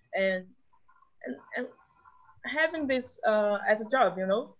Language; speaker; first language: English; non-native, fluent; Portuguese